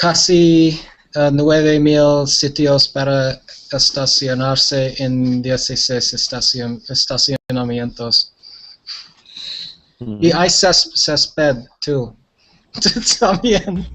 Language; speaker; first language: Spanish; non-native, learner; English